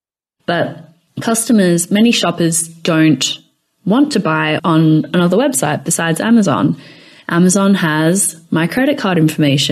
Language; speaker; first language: English; native; English